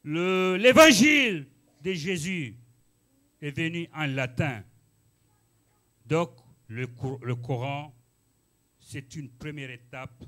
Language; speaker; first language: French; non-native, local second language; Ngazidja Comorian